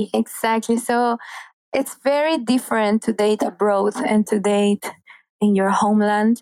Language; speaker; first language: English; non-native, fluent; Spanish